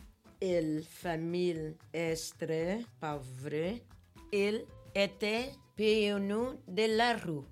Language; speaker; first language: Portuguese; non-native, learner; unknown